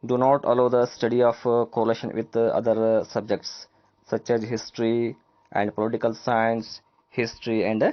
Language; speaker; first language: English; non-native, local second language; Kannada